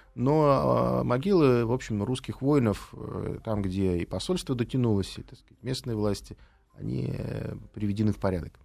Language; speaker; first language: Russian; native; Russian